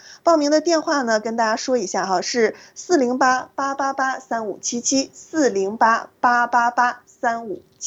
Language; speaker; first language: Chinese; native; Chinese